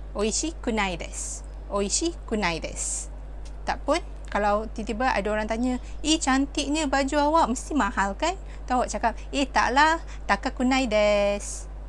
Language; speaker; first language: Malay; native; Malay